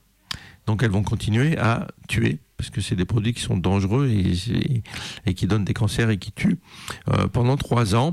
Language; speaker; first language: French; native; French